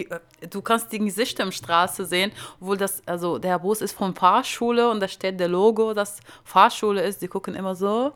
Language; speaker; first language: German; non-native, fluent; Arabic